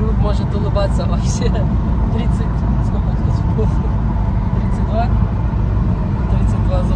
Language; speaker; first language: Russian; native; Russian